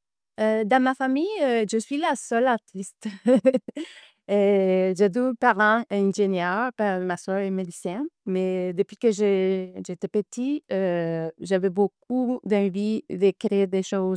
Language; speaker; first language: French; non-native, fluent; Spanish